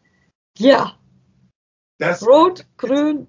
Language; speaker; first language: German; non-native, learner; English